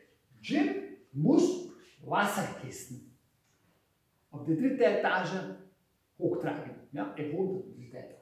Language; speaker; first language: German; non-native, fluent; Hungarian